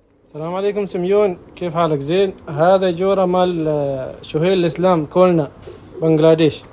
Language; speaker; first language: Arabic; non-native, learner; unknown